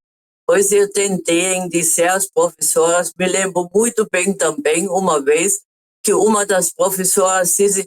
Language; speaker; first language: Portuguese; non-native, fluent; German